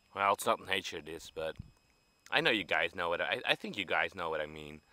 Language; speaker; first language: English; non-native, fluent; Dutch